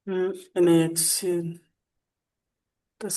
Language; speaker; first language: Arabic; non-native, learner; Urdu